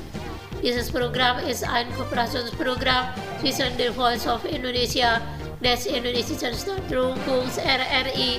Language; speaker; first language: German; non-native, fluent; Indonesian